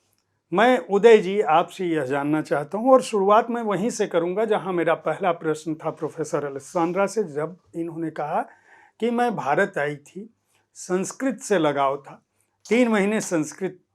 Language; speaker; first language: Hindi; native; Hindi